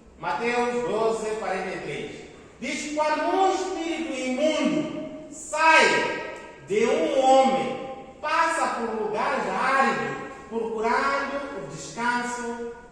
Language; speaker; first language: Portuguese; non-native, local second language; Tsonga